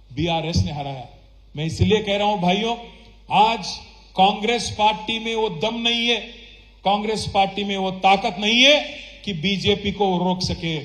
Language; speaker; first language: Hindi; non-native, local second language; Telugu